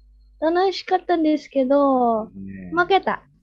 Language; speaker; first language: Japanese; non-native, learner; Indonesian